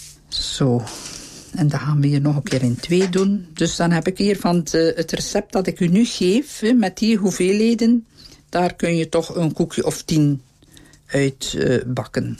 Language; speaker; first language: Dutch; native; Dutch